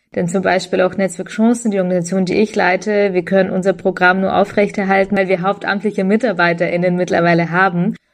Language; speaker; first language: German; early bilingual, other home language; Russian